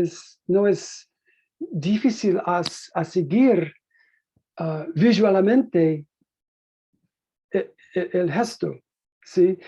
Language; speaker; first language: Spanish; non-native, learner; English